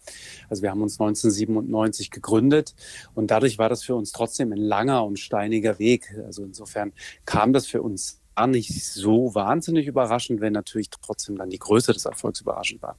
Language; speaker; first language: German; native; German